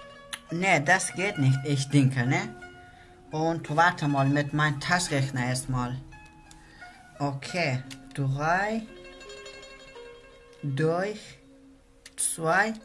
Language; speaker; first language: German; non-native, learner; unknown